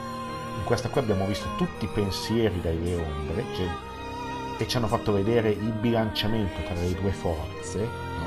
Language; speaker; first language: Italian; native; Italian